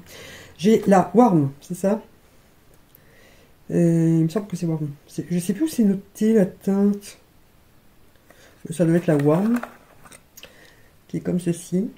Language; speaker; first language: French; native; French